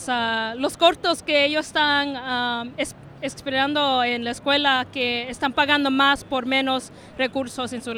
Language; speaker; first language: Spanish; early bilingual, heritage; Spanish